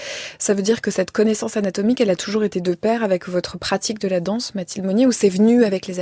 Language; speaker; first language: French; native; French